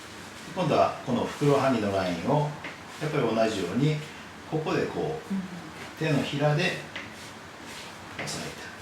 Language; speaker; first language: Japanese; native; Japanese